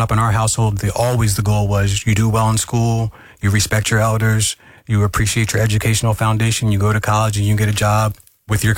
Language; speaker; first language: English; native; English